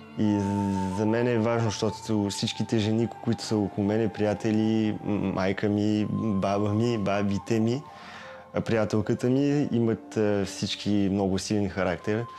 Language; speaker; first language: Bulgarian; early bilingual, heritage; Bulgarian